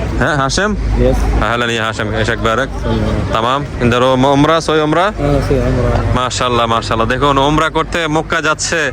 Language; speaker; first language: Arabic; non-native, learner; Bangla